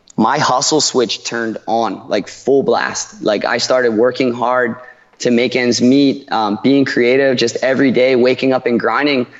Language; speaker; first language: English; native; English